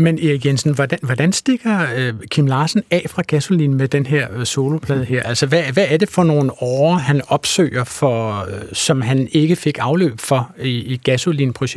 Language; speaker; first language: Danish; native; Danish